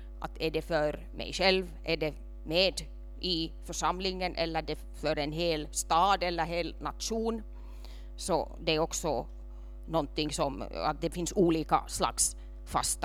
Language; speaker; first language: Swedish; non-native, local second language; Finnish